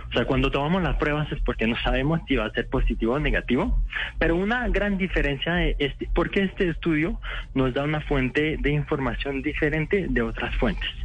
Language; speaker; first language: Spanish; non-native, fluent; French